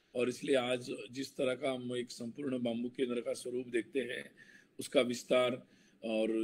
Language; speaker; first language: Hindi; non-native, local second language; Marathi